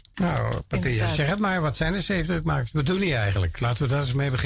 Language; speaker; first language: Dutch; native; Dutch